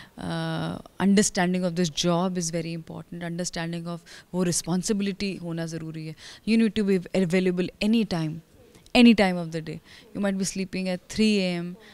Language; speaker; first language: Hindi; native; Hindi